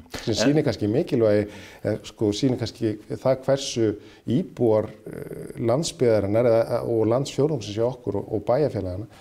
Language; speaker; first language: Icelandic; native; Icelandic